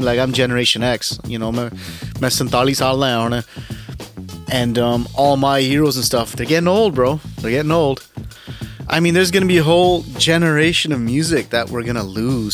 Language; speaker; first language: English; early bilingual, other home language; Punjabi